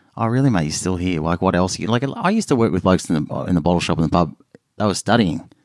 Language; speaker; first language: English; native; English